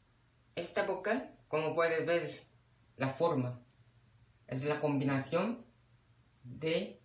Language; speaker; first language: Spanish; non-native, fluent; Korean